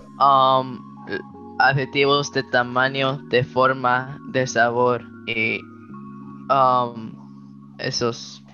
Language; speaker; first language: Spanish; early bilingual, heritage; Spanish